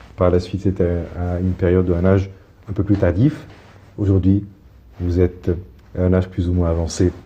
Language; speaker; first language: French; non-native, local second language; Arabic